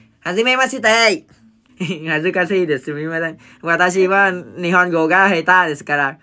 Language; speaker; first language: Japanese; non-native, learner; Vietnamese